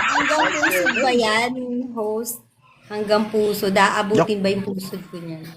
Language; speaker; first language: Filipino; non-native, local second language; Cebuano